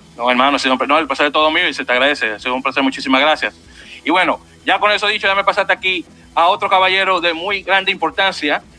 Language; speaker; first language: Spanish; native; Spanish